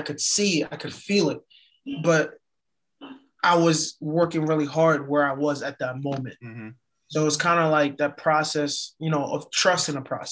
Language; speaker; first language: English; early bilingual, other home language; Haitian Creole